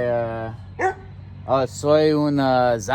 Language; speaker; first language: Spanish; non-native, learner; English